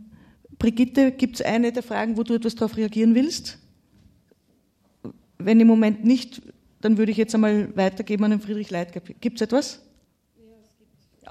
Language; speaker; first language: German; native; German